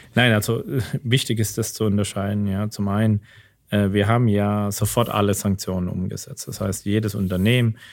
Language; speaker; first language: German; native; German